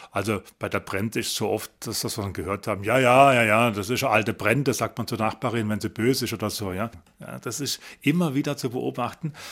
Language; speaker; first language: German; native; German